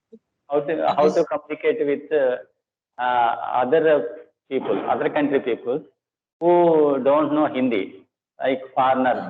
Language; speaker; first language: English; non-native, local second language; Telugu